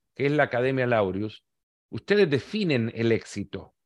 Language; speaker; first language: Spanish; native; Spanish